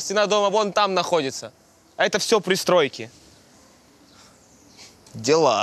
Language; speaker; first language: Russian; native; Russian